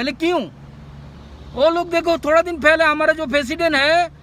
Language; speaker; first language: Hindi; non-native, local second language; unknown